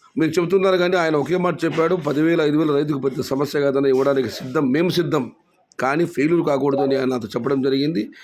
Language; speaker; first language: Telugu; non-native, local second language; Kannada